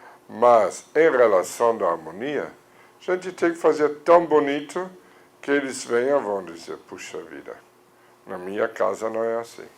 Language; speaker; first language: Portuguese; non-native, fluent; German